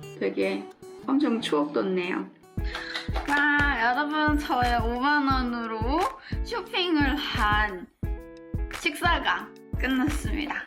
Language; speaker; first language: Korean; native; Korean